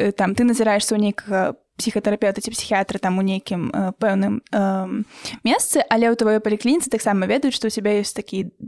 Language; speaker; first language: Belarusian; native; Belarusian